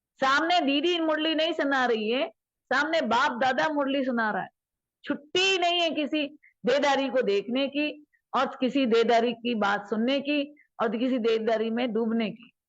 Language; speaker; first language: Hindi; native; Hindi